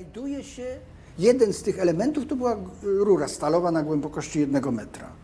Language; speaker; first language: Polish; native; Polish